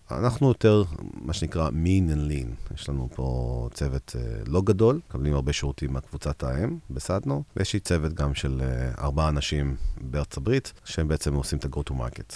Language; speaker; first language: Hebrew; early bilingual, heritage; Hebrew